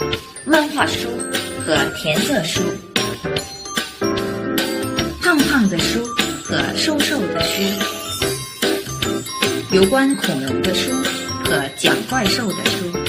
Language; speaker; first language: Chinese; non-native, learner; Korean